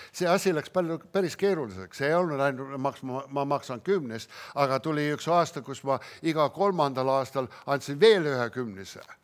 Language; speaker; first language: Estonian; early bilingual, heritage; Estonian